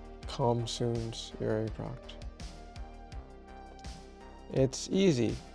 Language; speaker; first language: English; native; English